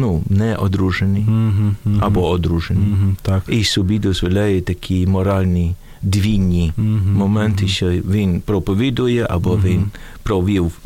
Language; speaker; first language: Ukrainian; non-native, fluent; Dutch